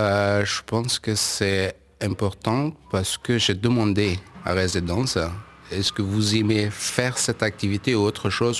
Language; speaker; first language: French; non-native, learner; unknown